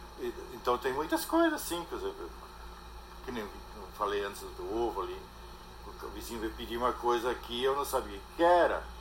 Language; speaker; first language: Portuguese; non-native, local second language; German